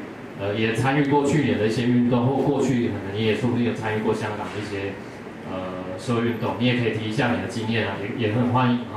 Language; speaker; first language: Chinese; native; Chinese